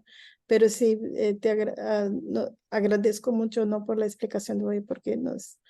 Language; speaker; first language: Spanish; non-native, learner; Portuguese